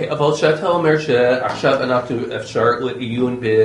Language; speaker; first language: Hebrew; non-native, learner; English